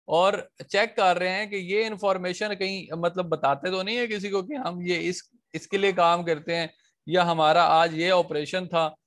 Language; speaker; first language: Urdu; non-native, local second language; Punjabi